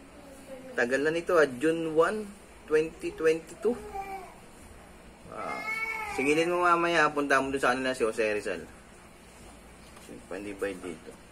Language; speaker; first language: Filipino; native; Filipino